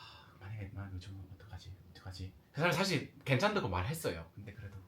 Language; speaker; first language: Korean; non-native, fluent; English